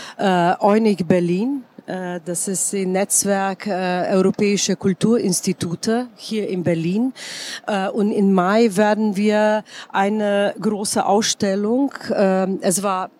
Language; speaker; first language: German; non-native, fluent; Slovenian